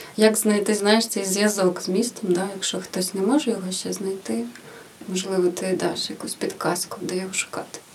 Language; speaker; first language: Ukrainian; native; Ukrainian